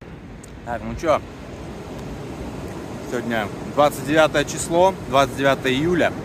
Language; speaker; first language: Russian; native; Russian